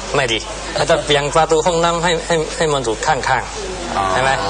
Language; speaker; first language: Thai; non-native, learner; Chinese